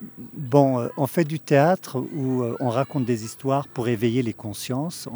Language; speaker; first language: French; early bilingual, other home language; Kabyle